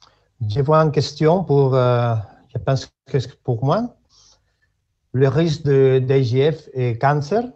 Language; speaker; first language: French; non-native, learner; Spanish